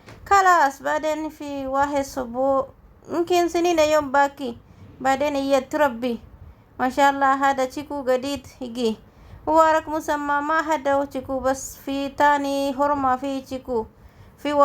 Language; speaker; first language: Arabic; non-native, learner; Oromo